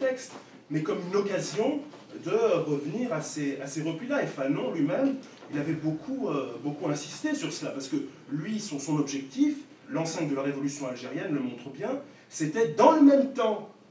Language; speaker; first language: French; native; French